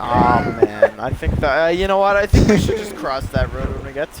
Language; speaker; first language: English; native; English